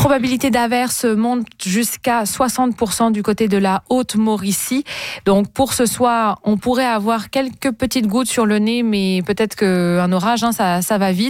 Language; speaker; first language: French; native; French